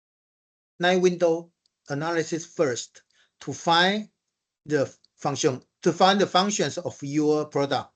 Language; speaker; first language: English; non-native, fluent; Chinese